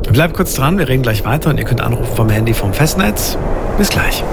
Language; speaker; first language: German; native; German